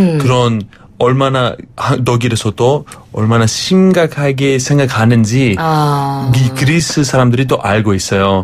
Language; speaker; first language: Korean; non-native, fluent; Greek